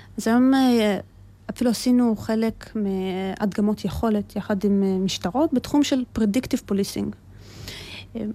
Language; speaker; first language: Hebrew; early bilingual, other home language; Russian